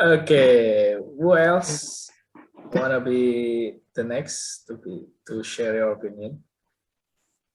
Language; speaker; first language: English; non-native, learner; Indonesian